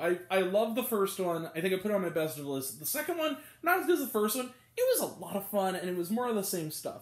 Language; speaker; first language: English; native; English